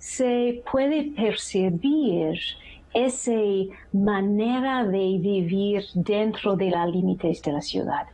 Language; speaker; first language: Spanish; non-native, fluent; English